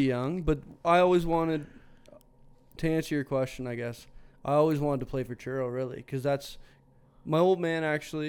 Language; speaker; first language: English; native; English